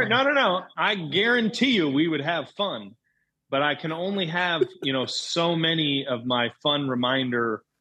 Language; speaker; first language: English; native; English